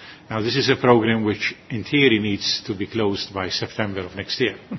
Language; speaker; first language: English; non-native, local second language; Maltese